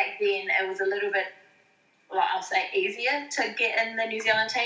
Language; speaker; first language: English; native; English